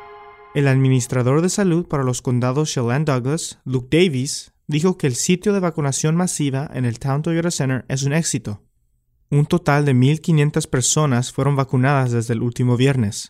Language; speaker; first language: Spanish; native; Spanish